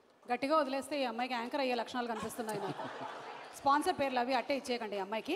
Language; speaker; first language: Telugu; native; Telugu